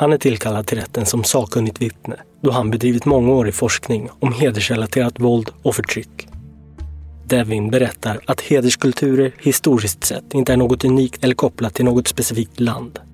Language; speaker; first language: Swedish; native; Swedish